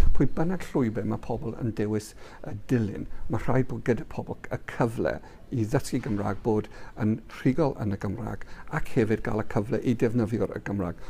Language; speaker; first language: Welsh; non-native, local second language; English